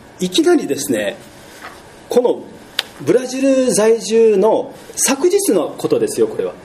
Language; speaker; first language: Japanese; early bilingual, heritage; Japanese